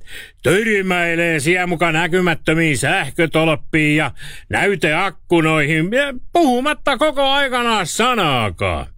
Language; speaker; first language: Finnish; native; Finnish